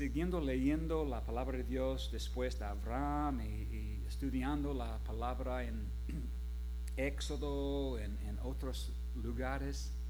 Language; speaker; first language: Spanish; non-native, fluent; English